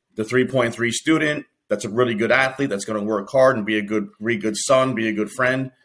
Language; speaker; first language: English; native; English